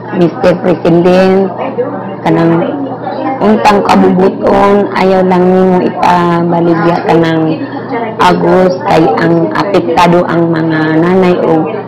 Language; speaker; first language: Cebuano; non-native, local second language; Maranao